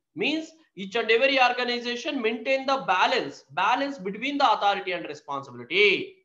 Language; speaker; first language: English; non-native, local second language; Kannada